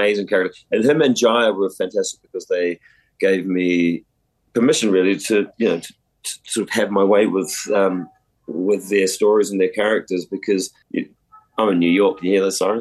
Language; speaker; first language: English; native; English